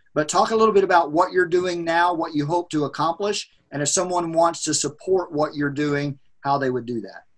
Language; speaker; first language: English; native; English